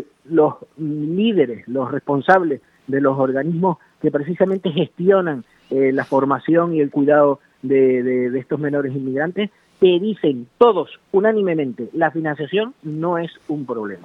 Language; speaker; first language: Spanish; native; Spanish